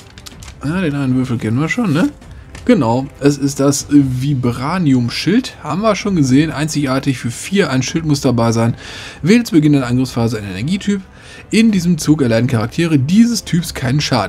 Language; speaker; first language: German; native; German